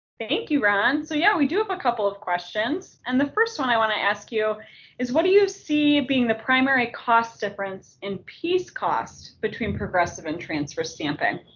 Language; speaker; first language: English; native; English